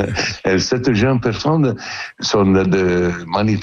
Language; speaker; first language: French; non-native, learner; Italian